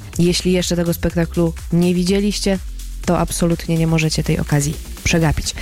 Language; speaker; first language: Polish; native; Polish